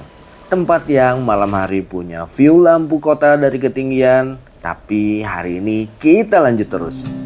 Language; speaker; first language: Indonesian; native; Indonesian